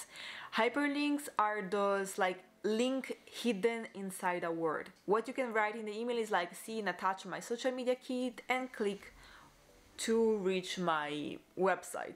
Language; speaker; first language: English; non-native, fluent; Italian